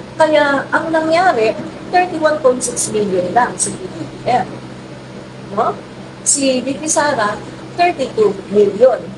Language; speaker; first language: Filipino; non-native, local second language; Cebuano